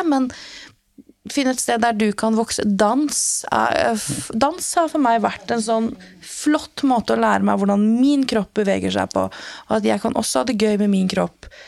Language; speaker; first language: Norwegian; native; Norwegian